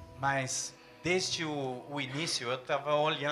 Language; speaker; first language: Portuguese; non-native, fluent; English